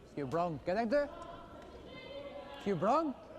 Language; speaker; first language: Swedish; native; Swedish